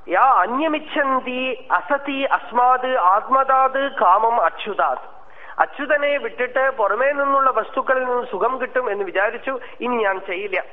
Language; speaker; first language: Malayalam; non-native, local second language; Tamil